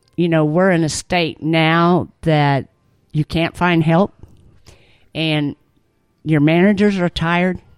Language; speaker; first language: English; native; English